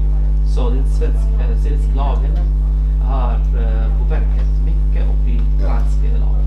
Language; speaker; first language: Swedish; non-native, fluent; Arabic